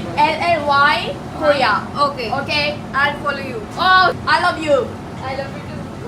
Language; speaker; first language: English; non-native, learner; Korean